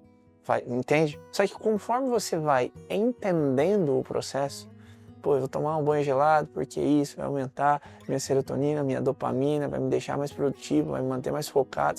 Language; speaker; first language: Portuguese; native; Portuguese